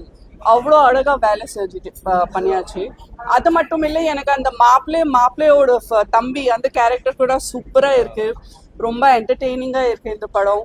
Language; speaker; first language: Tamil; non-native, fluent; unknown